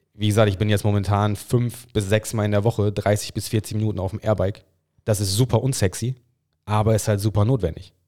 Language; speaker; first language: German; non-native, fluent; English